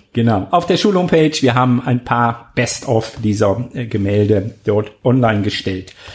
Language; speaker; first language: German; native; German